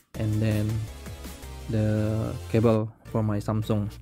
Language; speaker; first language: English; non-native, learner; Indonesian